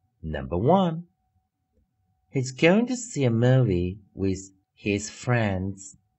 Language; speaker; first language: English; non-native, fluent; Chinese